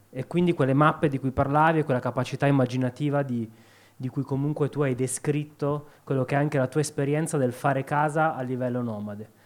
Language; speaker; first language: Italian; native; Italian